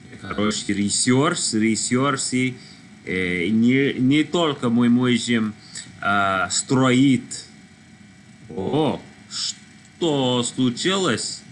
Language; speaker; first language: Russian; non-native, learner; English